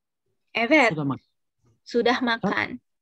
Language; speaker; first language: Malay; non-native, fluent; Indonesian